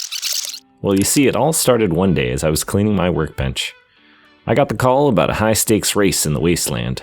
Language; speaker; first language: English; native; English